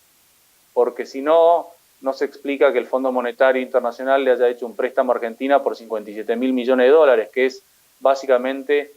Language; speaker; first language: Spanish; native; Spanish